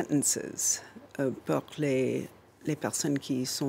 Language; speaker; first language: French; non-native, fluent; English